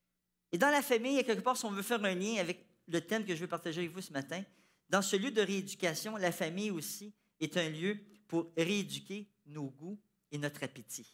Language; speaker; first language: French; native; French